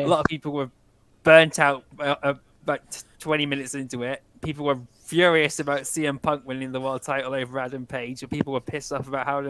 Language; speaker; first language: English; native; English